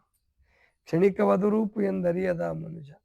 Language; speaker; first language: Kannada; native; Kannada